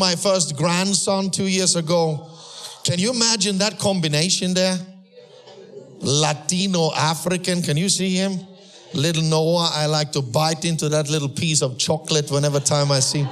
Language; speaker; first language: English; non-native, fluent; German